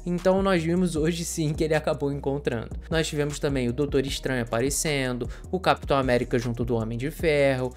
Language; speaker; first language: Portuguese; native; Portuguese